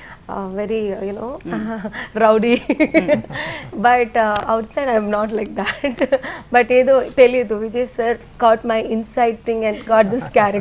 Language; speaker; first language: Telugu; non-native, learner; Malayalam